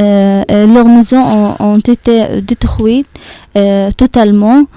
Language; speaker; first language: French; non-native, learner; Arabic